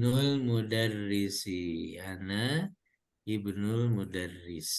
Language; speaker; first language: Arabic; non-native, fluent; Indonesian